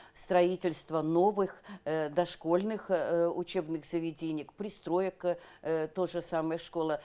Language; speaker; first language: Russian; native; Russian